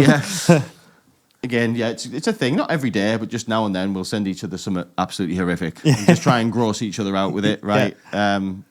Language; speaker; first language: English; native; English